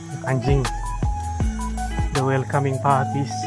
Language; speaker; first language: English; non-native, local second language; Malay